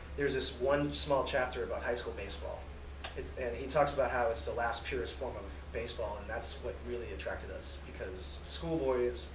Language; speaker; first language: English; native; English